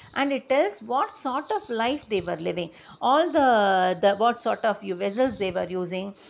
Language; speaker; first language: English; non-native, local second language; Tamil